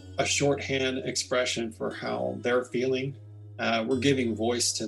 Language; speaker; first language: English; native; English